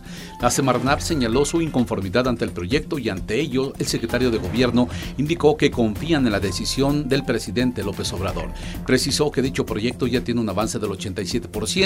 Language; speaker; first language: Spanish; native; Spanish